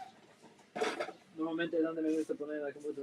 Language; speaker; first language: Spanish; non-native, learner; English